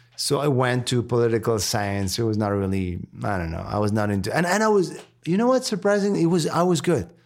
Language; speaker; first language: English; non-native, fluent; French